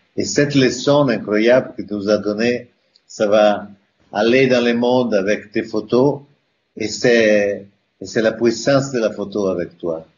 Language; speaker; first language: French; non-native, fluent; Italian